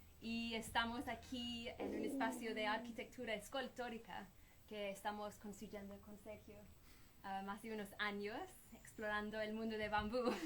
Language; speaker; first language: Spanish; non-native, fluent; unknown